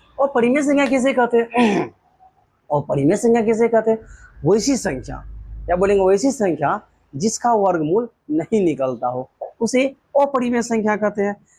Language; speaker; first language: Hindi; native; Hindi